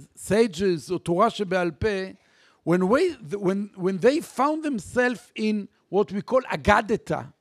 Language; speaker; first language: English; non-native, fluent; Hebrew